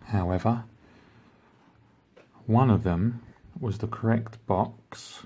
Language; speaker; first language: English; native; English